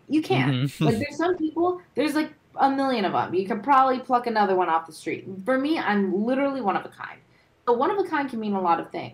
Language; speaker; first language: English; native; English